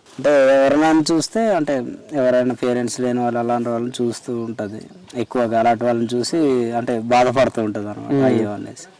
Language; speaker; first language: Telugu; non-native, local second language; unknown